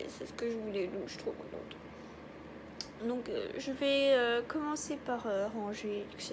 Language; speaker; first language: French; native; French